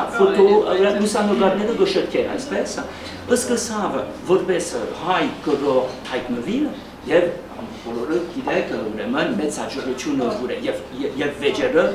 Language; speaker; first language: Armenian; early bilingual, heritage; Armenian